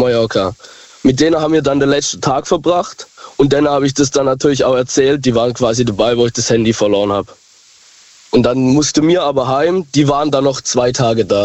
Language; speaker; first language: German; native; German